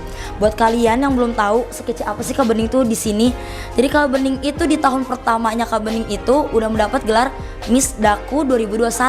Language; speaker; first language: Indonesian; native; Indonesian